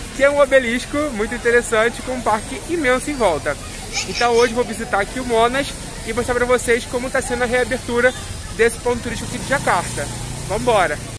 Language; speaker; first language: Portuguese; native; Portuguese